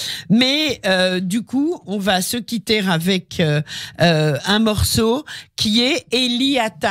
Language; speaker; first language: French; native; French